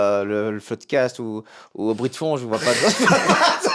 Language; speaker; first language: French; native; French